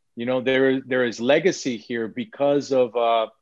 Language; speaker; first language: English; native; English